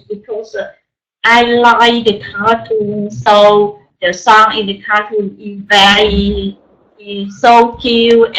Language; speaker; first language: English; non-native, learner; Vietnamese